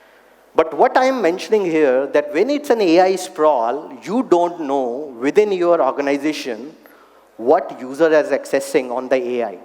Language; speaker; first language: English; non-native, local second language; Hindi